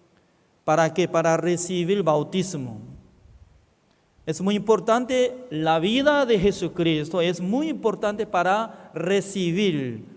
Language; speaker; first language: Spanish; non-native, fluent; Korean